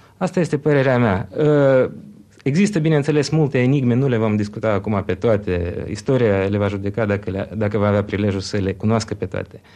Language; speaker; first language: Romanian; early bilingual, other home language; Russian